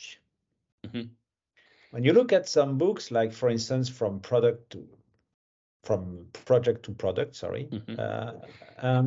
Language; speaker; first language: English; non-native, fluent; French